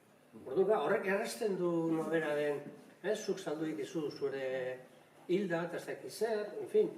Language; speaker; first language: Basque; native; Basque